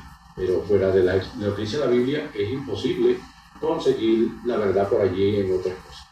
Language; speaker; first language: Spanish; native; Spanish